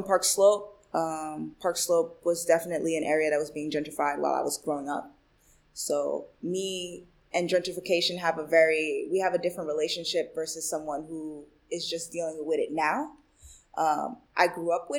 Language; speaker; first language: English; early bilingual, other home language; Spanish